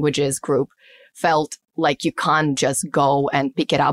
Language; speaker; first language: English; non-native, fluent; Russian